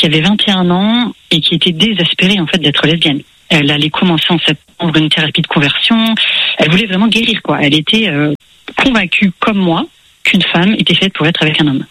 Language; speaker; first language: French; native; French